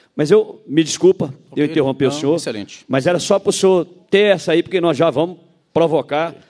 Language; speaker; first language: Portuguese; native; Portuguese